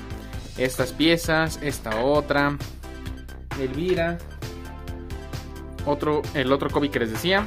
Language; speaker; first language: Spanish; native; Spanish